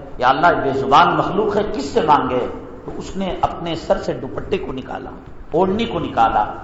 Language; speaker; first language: Urdu; native; Urdu